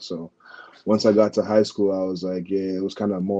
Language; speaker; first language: English; early bilingual, other home language; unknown